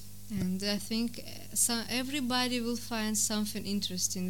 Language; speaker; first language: English; non-native, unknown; Russian